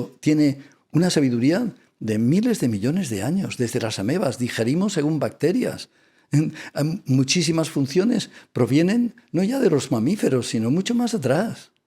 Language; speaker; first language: Spanish; non-native, local second language; Catalan